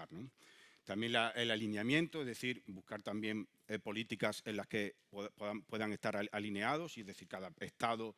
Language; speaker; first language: Spanish; native; Spanish